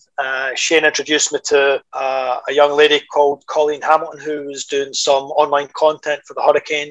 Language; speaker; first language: English; native; English